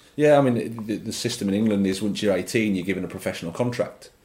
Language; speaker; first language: English; native; English